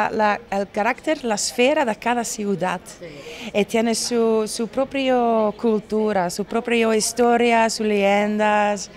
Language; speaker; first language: Spanish; non-native, learner; Italian